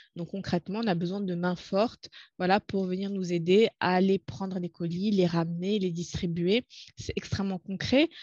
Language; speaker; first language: French; non-native, local second language; Arabic